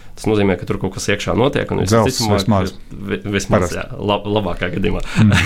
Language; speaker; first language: Latvian; non-native, local second language; Russian